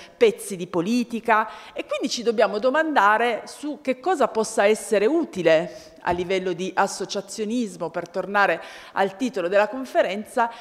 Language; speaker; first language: Italian; native; Italian